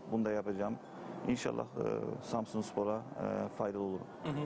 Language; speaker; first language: Turkish; early bilingual, heritage; Turkish